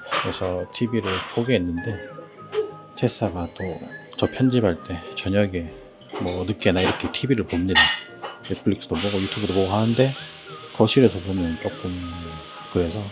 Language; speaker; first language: Korean; native; Korean